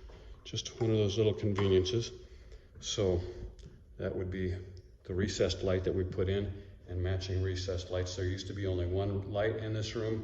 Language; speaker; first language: English; native; English